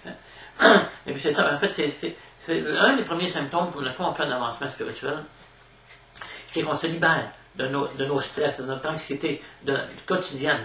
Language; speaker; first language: French; native; French